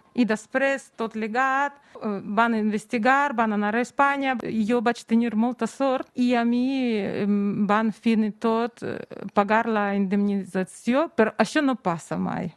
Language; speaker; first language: Catalan; non-native, fluent; Russian